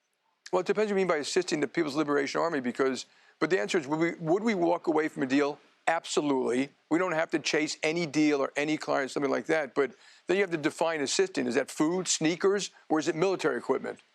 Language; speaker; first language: English; native; English